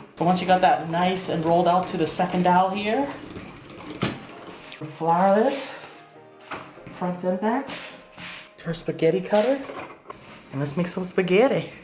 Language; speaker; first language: English; native; English